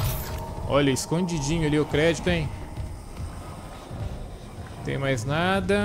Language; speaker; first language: Portuguese; native; Portuguese